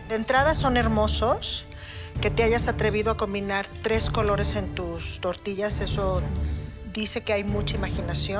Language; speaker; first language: Spanish; native; Spanish